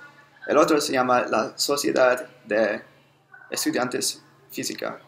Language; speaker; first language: Spanish; non-native, learner; English